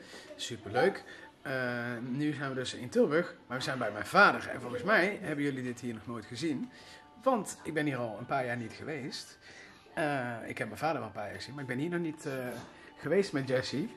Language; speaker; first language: Dutch; native; Dutch